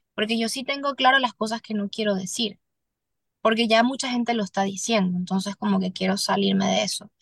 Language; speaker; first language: Spanish; native; Spanish